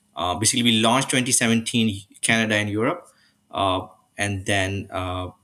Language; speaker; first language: English; non-native, local second language; Urdu